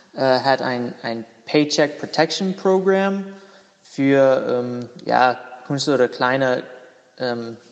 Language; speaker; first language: German; non-native, learner; English